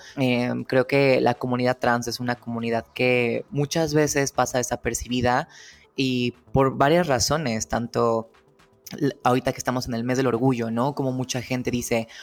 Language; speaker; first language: Spanish; native; Spanish